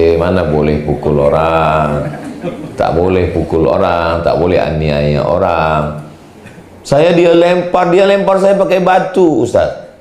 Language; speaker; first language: Malay; native; Malay